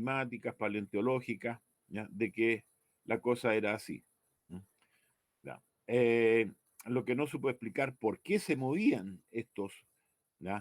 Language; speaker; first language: Spanish; native; Spanish